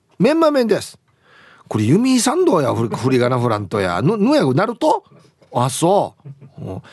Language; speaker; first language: Japanese; native; Japanese